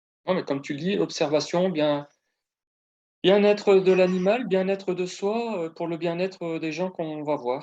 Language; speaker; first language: French; native; French